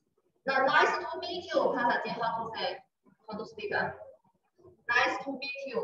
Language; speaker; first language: English; non-native, learner; Chinese